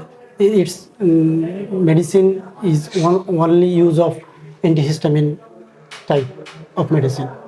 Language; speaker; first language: English; non-native, learner; Bangla